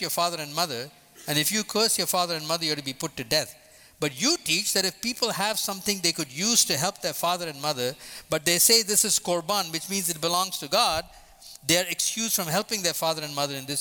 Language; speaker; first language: English; non-native, local second language; Tamil